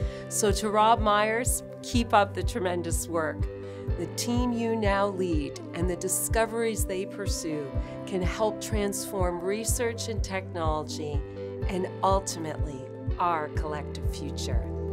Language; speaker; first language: English; native; English